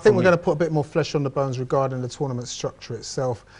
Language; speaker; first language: English; native; English